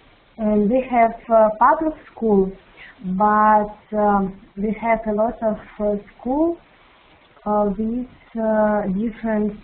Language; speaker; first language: English; non-native, learner; Russian